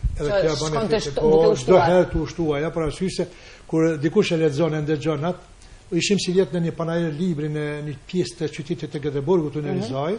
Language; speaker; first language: Albanian; native; Albanian